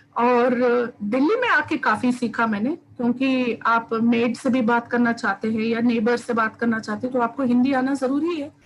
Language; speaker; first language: Hindi; non-native, local second language; Tamil